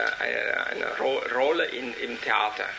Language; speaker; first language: German; non-native, learner; Vietnamese